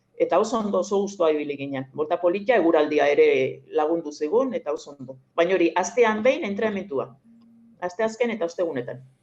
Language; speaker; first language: Basque; native; Basque